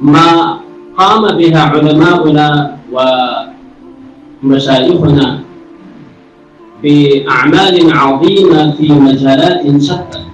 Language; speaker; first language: Arabic; non-native, fluent; Urdu